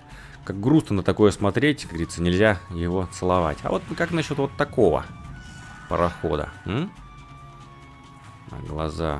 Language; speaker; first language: Russian; native; Russian